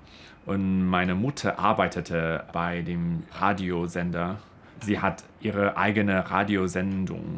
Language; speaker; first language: German; non-native, fluent; Chinese